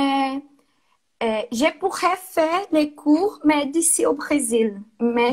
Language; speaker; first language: French; non-native, learner; Portuguese